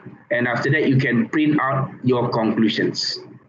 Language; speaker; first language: English; non-native, local second language; Malay